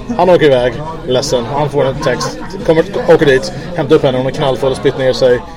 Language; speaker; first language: Swedish; native; Swedish